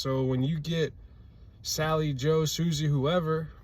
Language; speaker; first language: English; native; English